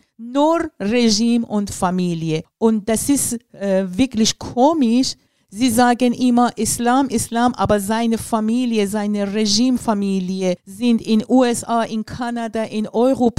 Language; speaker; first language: German; non-native, learner; Persian